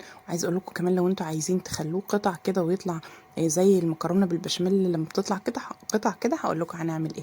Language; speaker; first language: Arabic; native; Arabic